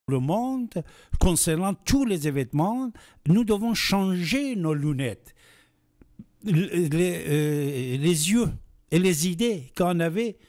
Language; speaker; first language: French; non-native, fluent; Persian